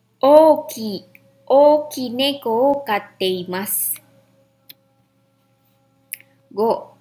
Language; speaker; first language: Japanese; non-native, fluent; Indonesian